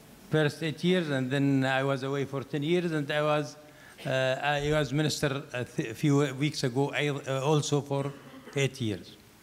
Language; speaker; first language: English; non-native, fluent; Arabic